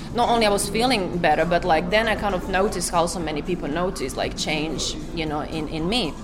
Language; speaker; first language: English; non-native, fluent; Croatian